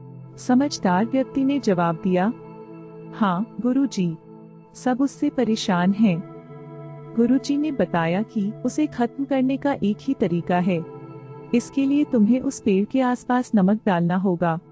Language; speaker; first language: Hindi; native; Hindi